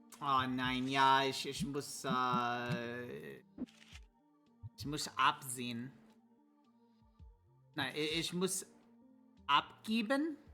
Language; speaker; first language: German; non-native, learner; English